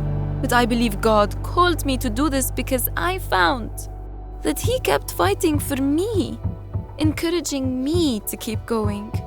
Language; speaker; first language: English; non-native, fluent; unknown